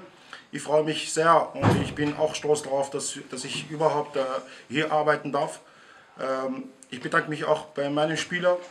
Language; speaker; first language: German; early bilingual, other home language; Arabic